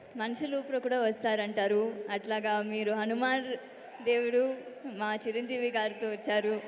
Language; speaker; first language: Telugu; non-native, learner; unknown